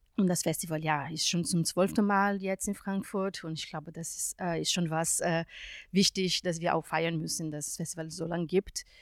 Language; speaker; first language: German; non-native, fluent; Portuguese